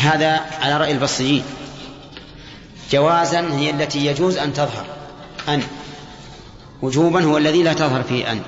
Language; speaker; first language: Arabic; native; Arabic